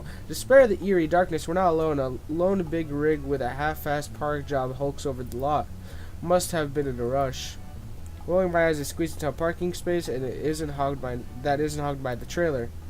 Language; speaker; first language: English; native; English